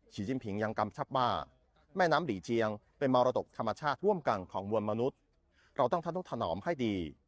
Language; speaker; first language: Thai; non-native, fluent; Chinese